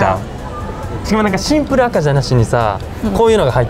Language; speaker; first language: Japanese; native; Japanese